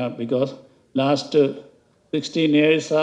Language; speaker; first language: Tamil; non-native, learner; Malayalam